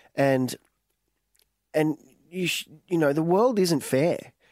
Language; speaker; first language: English; native; English